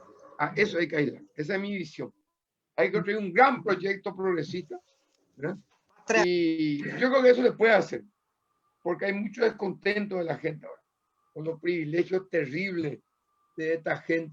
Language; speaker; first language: Spanish; native; Spanish